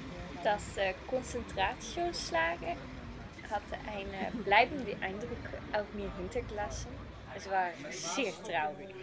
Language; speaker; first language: German; non-native, learner; Dutch